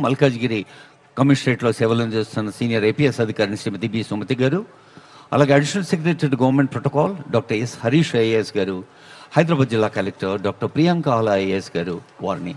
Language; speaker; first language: Telugu; native; Telugu